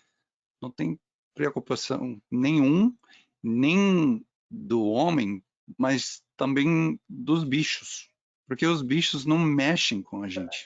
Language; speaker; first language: Portuguese; non-native, fluent; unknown